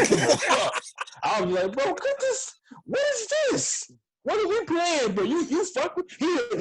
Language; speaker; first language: English; native; English